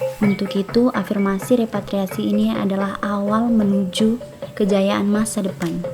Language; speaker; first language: Indonesian; early bilingual, heritage; Indonesian